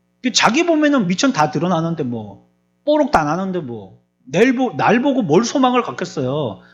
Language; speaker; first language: Korean; native; Korean